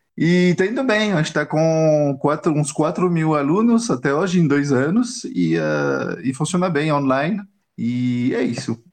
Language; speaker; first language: Portuguese; non-native, fluent; French